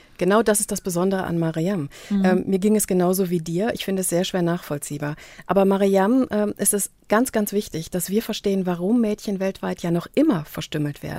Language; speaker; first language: German; native; German